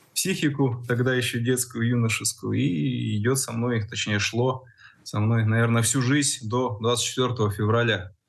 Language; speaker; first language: Russian; native; Russian